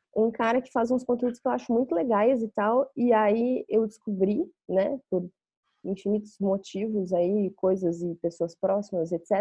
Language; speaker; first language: Portuguese; native; Portuguese